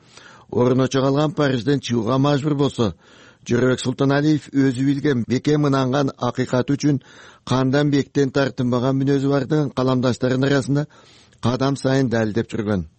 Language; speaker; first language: Kyrgyz; native; Kyrgyz